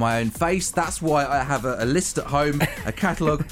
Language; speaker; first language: English; native; English